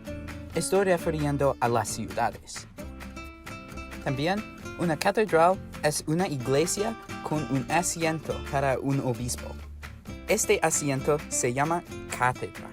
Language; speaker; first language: Spanish; non-native, learner; English